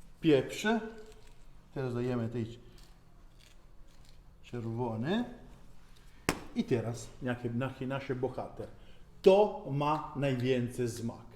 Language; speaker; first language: Polish; non-native, learner; Italian